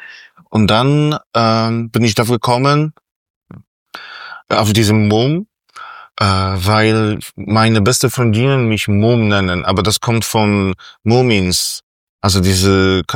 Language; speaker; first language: German; non-native, fluent; Polish